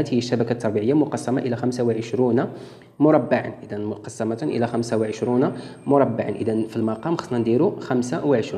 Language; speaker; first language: Arabic; native; Arabic